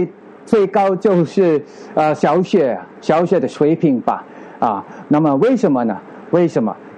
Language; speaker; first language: Chinese; non-native, fluent; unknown